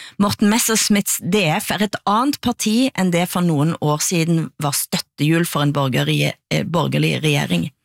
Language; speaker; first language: Norwegian; native; Norwegian